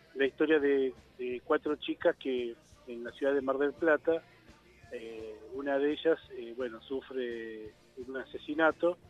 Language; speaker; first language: Spanish; native; Spanish